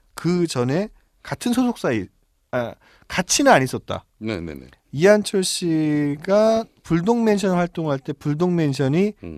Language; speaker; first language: Korean; native; Korean